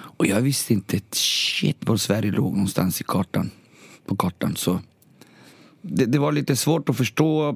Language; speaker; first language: Swedish; early bilingual, other home language; Spanish